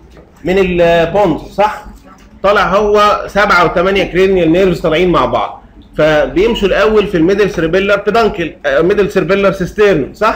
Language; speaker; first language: Arabic; native; Arabic